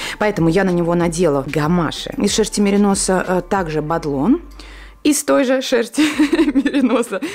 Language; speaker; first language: Russian; non-native, local second language; Latvian